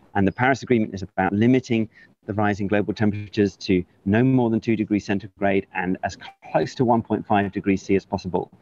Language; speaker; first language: English; native; English